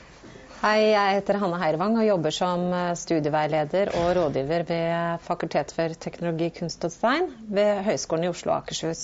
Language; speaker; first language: Norwegian; native; Norwegian